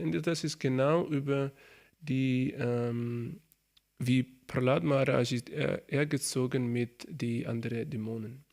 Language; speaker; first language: German; non-native, learner; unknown